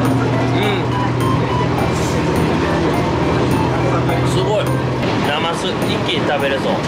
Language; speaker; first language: Japanese; native; Japanese